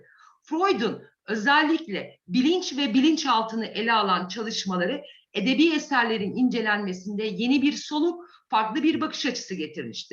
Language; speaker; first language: Turkish; native; Turkish